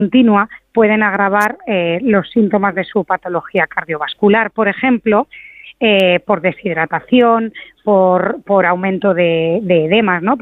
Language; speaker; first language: Spanish; native; Spanish